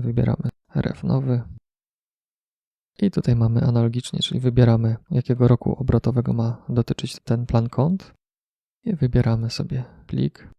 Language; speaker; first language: Polish; native; Polish